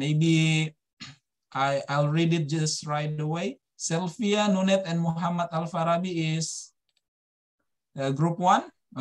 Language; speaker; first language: English; non-native, fluent; Indonesian